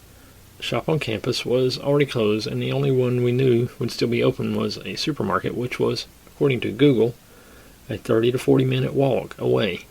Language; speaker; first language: English; native; English